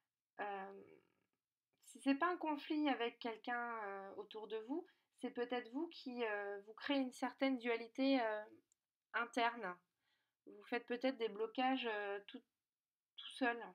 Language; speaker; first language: French; native; French